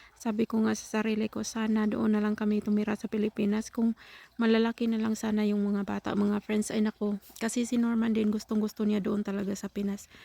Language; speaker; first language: Filipino; non-native, local second language; Cebuano